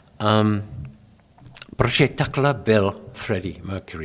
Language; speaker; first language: Czech; non-native, learner; English